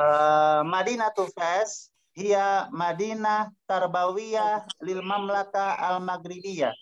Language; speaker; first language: Arabic; non-native, fluent; Indonesian